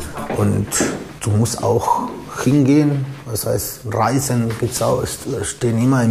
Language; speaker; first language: German; non-native, fluent; Spanish